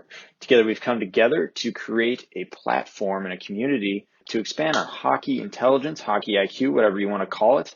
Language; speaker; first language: English; native; English